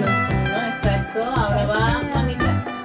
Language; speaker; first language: Spanish; native; Spanish